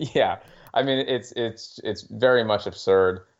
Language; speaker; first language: English; native; English